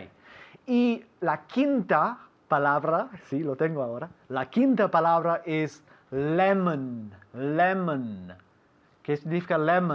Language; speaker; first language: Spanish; non-native, fluent; English